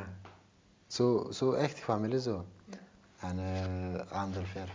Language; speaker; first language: Dutch; non-native, learner; Turkish